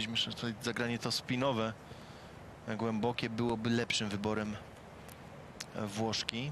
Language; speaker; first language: Polish; native; Polish